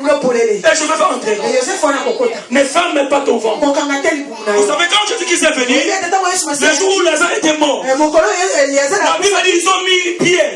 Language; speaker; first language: French; non-native, local second language; Lingala